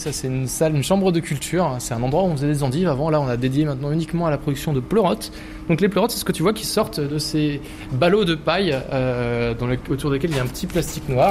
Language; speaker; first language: French; native; French